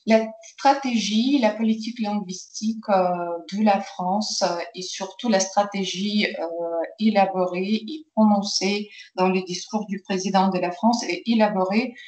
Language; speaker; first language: French; non-native, fluent; Ukrainian